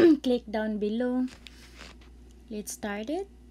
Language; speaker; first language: English; non-native, local second language; Cebuano